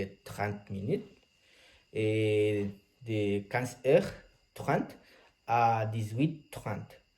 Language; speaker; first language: French; non-native, learner; Spanish